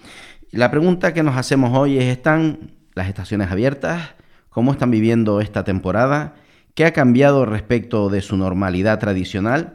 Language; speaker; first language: Spanish; native; Spanish